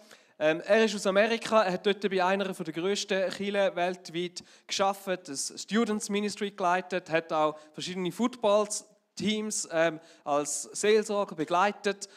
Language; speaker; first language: German; native; German